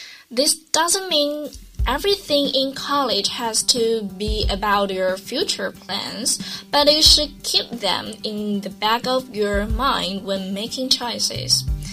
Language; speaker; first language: English; non-native, fluent; Chinese